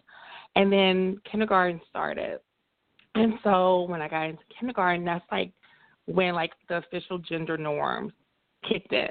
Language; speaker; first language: English; native; English